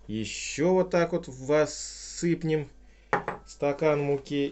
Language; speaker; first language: Russian; native; Russian